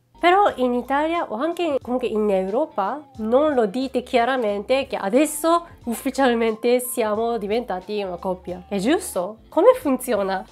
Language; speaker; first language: Italian; non-native, fluent; Japanese